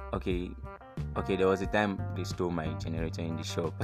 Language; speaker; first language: English; non-native, local second language; Igbo